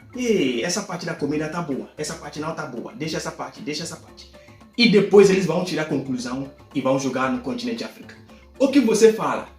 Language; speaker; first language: Portuguese; non-native, fluent; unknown